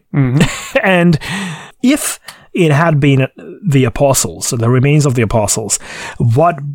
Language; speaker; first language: English; non-native, fluent; Hungarian